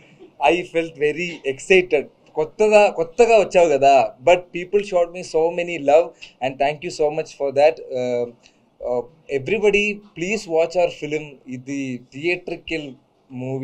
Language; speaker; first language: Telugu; non-native, learner; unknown